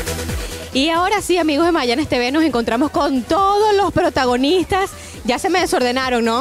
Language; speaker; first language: Spanish; native; Spanish